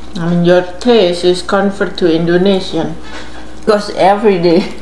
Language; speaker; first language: English; non-native, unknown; Javanese